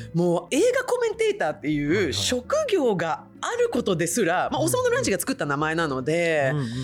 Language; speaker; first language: Japanese; non-native, fluent; Swedish